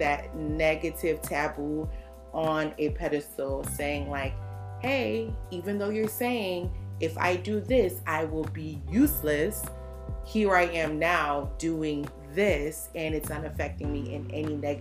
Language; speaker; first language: English; native; English